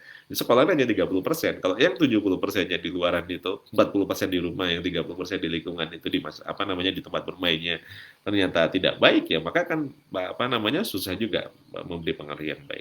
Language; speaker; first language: Indonesian; native; Indonesian